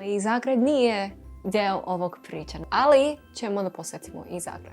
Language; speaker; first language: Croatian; non-native, learner; English